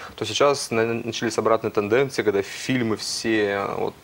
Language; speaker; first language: Russian; native; Russian